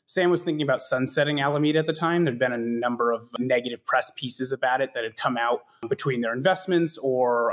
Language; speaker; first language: English; native; English